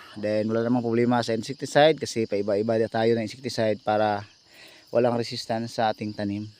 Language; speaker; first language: Filipino; non-native, local second language; Cebuano